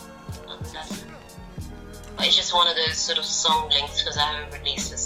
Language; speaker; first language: English; non-native, fluent; Portuguese